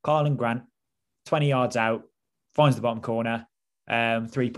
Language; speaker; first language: English; native; English